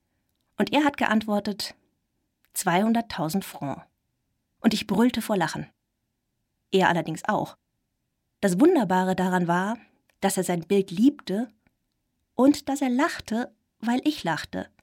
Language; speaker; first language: German; native; German